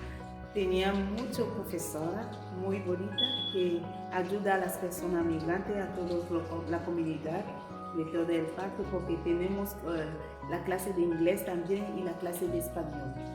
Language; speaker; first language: Spanish; non-native, learner; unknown